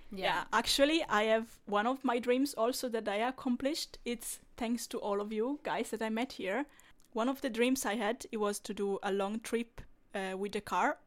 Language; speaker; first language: English; non-native, fluent; Italian